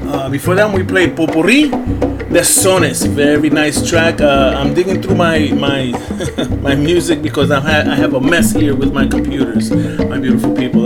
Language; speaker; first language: English; early bilingual, other home language; Spanish